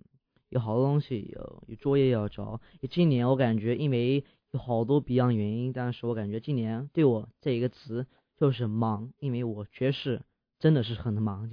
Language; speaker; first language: Chinese; early bilingual, heritage; English